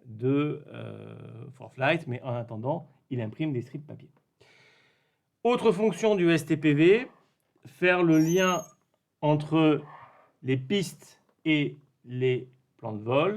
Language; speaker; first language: French; native; French